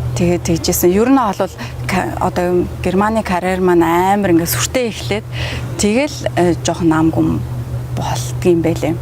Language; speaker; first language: Mongolian; early bilingual, heritage; Mongolian